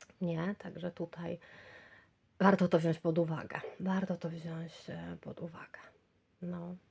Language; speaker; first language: Polish; native; Polish